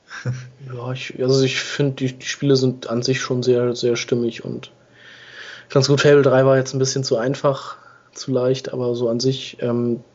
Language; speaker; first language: German; non-native, fluent; English